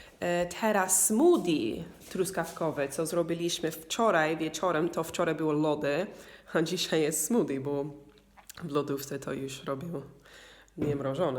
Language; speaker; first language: Polish; non-native, learner; English